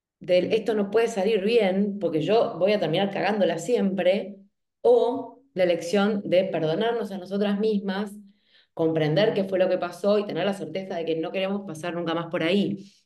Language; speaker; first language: Spanish; native; Spanish